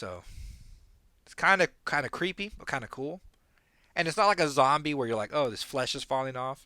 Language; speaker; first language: English; native; English